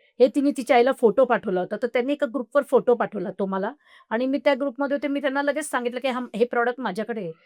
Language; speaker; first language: Marathi; non-native, local second language; Marwari